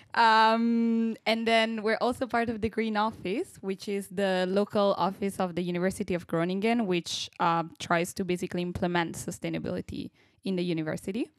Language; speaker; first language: English; non-native, fluent; Italian